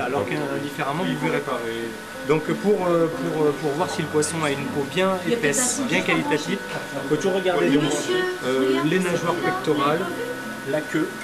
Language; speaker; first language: French; native; French